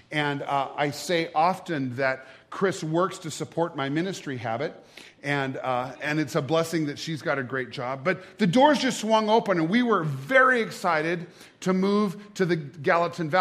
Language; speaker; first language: English; native; English